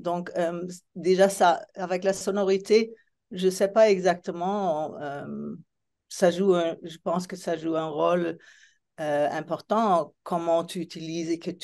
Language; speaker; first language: French; non-native, fluent; Italian